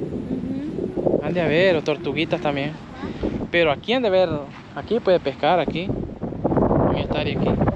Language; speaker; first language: Spanish; native; Spanish